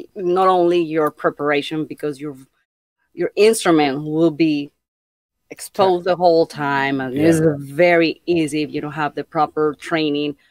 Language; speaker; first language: English; non-native, fluent; Spanish